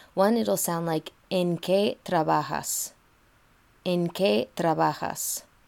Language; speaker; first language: Spanish; non-native, fluent; English